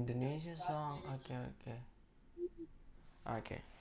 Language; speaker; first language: English; non-native, learner; Indonesian